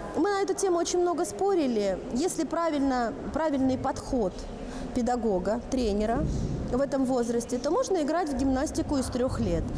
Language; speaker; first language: Russian; native; Russian